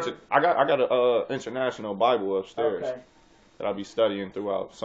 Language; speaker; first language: English; native; English